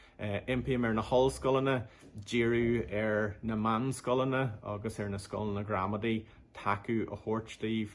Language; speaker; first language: Irish; non-native, local second language; English